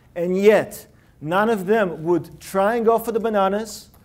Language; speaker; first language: English; early bilingual, other home language; Russian